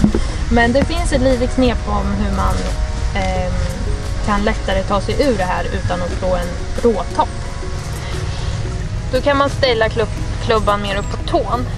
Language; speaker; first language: Swedish; native; Swedish